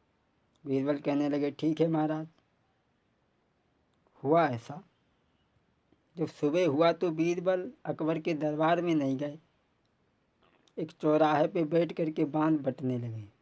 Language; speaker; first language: Hindi; native; Hindi